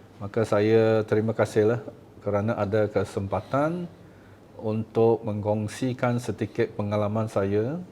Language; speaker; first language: Malay; non-native, local second language; Cantonese